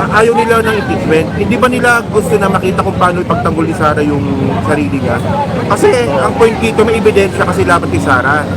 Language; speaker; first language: Filipino; native; Filipino